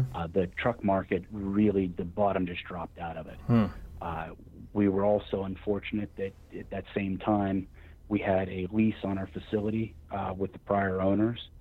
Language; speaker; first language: English; native; English